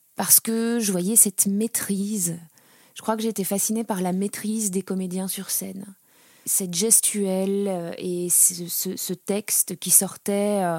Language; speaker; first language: French; native; French